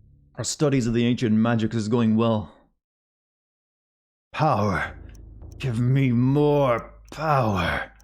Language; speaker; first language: English; native; English